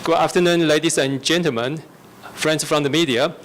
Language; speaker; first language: English; non-native, fluent; Chinese